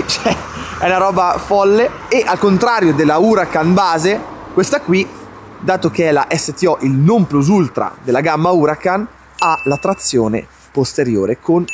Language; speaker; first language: Italian; native; Italian